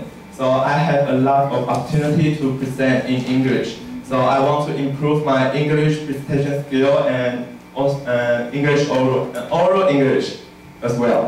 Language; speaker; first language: English; non-native, learner; Chinese